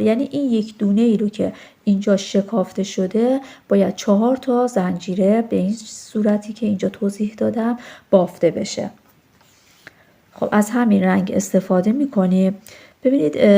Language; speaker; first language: Persian; native; Persian